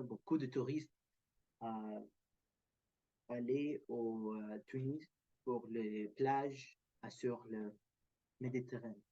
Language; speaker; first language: French; non-native, learner; Arabic